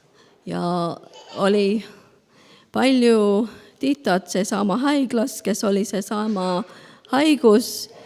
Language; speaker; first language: Estonian; non-native, learner; Spanish